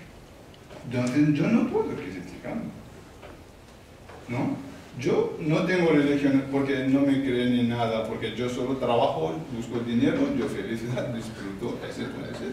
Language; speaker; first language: Spanish; non-native, learner; Tibetan